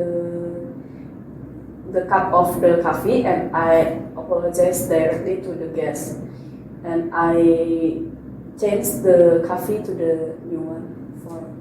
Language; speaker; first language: English; non-native, learner; Indonesian